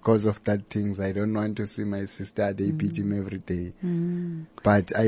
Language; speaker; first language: English; non-native, local second language; Xhosa